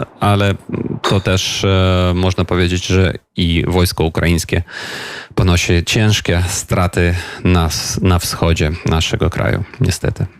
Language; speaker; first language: Polish; non-native, fluent; Ukrainian